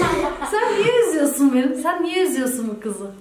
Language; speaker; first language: Turkish; native; Turkish